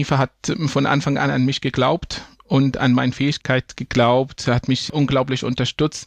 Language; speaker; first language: German; non-native, fluent; Arabic